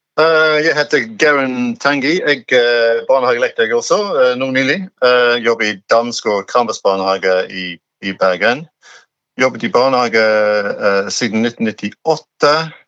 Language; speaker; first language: Norwegian; non-native, fluent; English